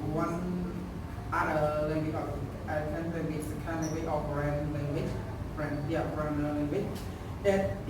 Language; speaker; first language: English; non-native, learner; Khmer